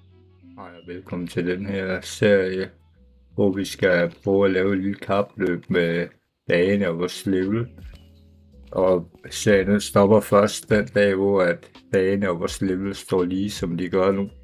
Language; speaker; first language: Danish; native; Danish